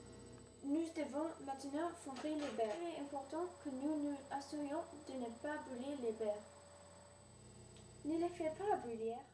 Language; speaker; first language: French; non-native, learner; English